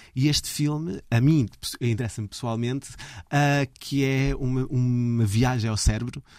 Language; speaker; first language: Portuguese; native; Portuguese